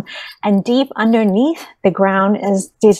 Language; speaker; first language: English; early bilingual, other home language; Vietnamese